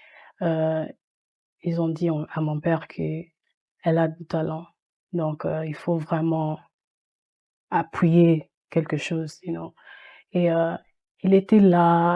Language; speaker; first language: French; early bilingual, heritage; French